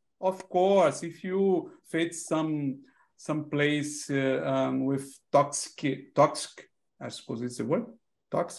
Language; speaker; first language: English; non-native, learner; Portuguese